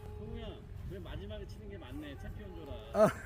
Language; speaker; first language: Korean; native; Korean